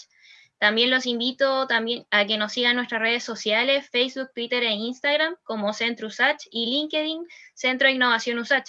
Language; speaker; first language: Spanish; native; Spanish